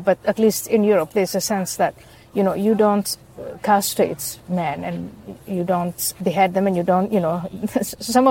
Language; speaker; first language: English; non-native, fluent; Somali